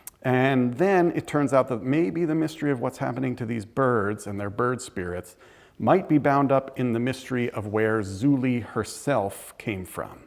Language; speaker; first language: English; native; English